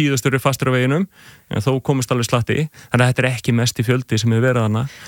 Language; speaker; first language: Icelandic; native; Icelandic